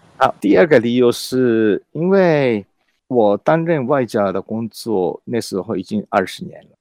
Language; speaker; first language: Chinese; non-native, fluent; Japanese